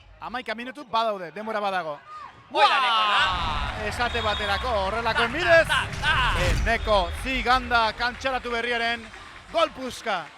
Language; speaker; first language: Basque; native; Basque